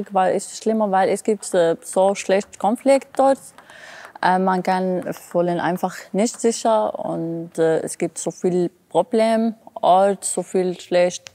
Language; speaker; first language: German; non-native, learner; Arabic